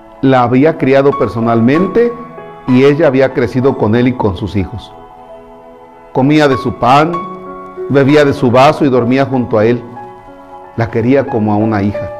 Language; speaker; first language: Spanish; native; Spanish